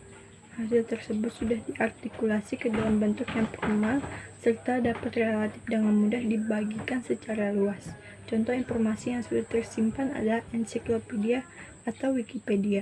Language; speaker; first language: Indonesian; native; Indonesian